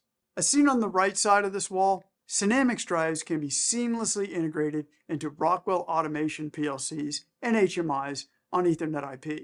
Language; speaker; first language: English; native; English